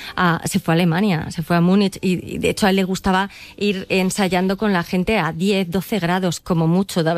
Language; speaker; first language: Spanish; native; Spanish